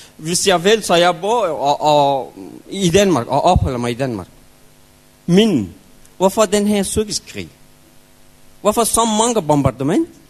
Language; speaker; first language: Danish; non-native, learner; Persian